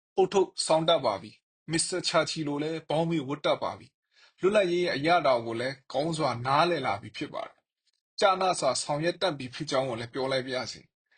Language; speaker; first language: Burmese; non-native, local second language; Kachin